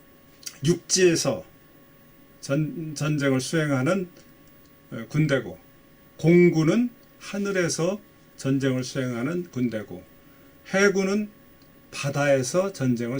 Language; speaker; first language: Korean; native; Korean